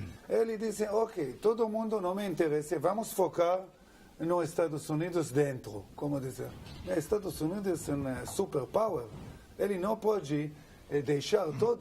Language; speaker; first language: Portuguese; non-native, learner; Hebrew